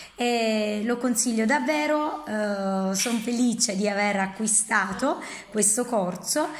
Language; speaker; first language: Italian; native; Italian